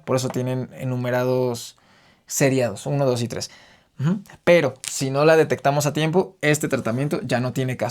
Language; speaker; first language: Spanish; native; Spanish